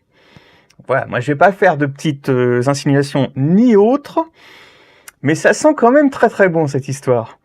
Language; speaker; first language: French; native; French